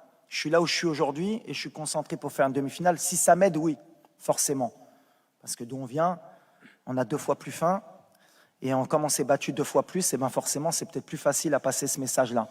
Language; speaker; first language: French; native; French